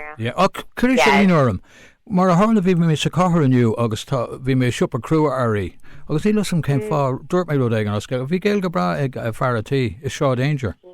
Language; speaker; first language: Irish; non-native, local second language; English